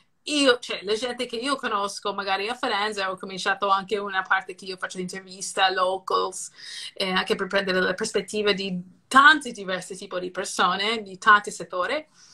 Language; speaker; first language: Italian; non-native, fluent; English